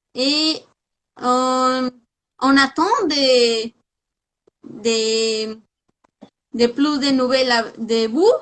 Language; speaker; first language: French; non-native, fluent; Spanish